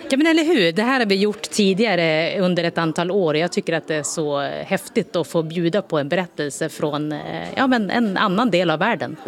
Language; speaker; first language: Swedish; native; Swedish